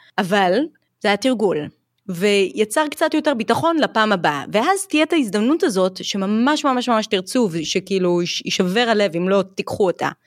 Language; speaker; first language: Hebrew; native; Hebrew